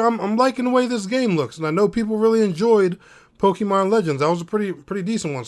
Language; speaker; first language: English; native; English